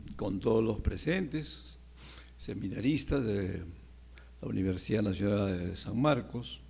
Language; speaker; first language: Spanish; native; Spanish